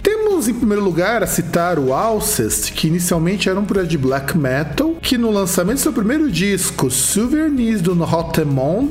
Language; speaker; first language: Portuguese; native; Portuguese